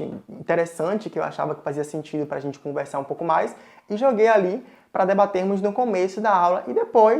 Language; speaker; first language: Portuguese; native; Portuguese